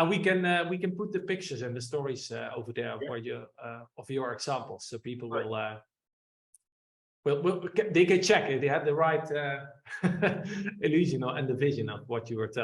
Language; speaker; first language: English; non-native, fluent; Dutch